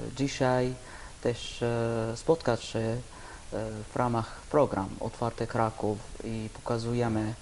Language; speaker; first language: Polish; non-native, learner; Arabic